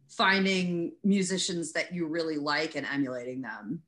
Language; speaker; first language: English; native; English